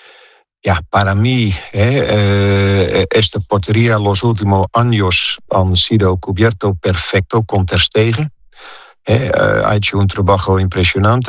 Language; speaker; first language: Spanish; non-native, fluent; Dutch